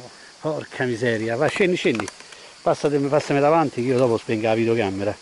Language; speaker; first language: Italian; native; Italian